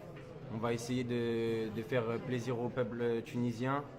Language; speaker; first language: French; early bilingual, other home language; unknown